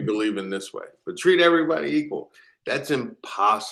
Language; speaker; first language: English; native; English